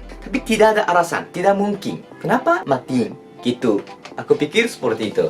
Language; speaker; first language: Indonesian; non-native, learner; Japanese